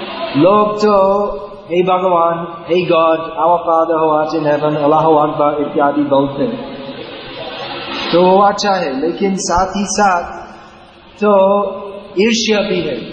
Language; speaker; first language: Hindi; non-native, learner; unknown